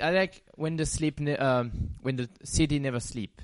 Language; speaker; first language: English; non-native, learner; French